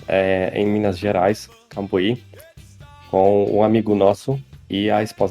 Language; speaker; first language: Portuguese; non-native, fluent; Polish